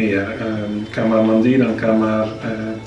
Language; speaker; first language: Indonesian; non-native, fluent; Dutch